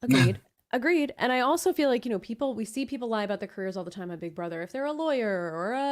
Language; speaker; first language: English; native; English